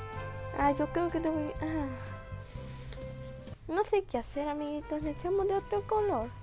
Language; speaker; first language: Spanish; native; Spanish